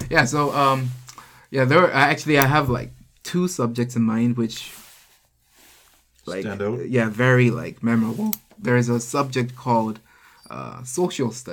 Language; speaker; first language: English; non-native, local second language; Korean